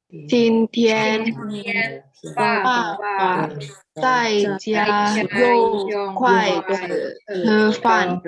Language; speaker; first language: Chinese; non-native, learner; Indonesian